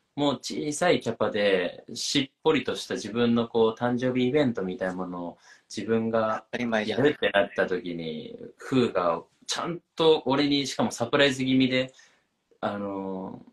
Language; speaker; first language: Japanese; native; Japanese